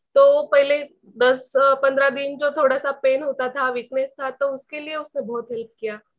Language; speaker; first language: Hindi; non-native, local second language; Marathi